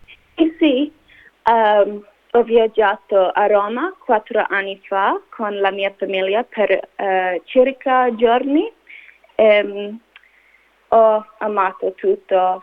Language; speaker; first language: Italian; non-native, learner; English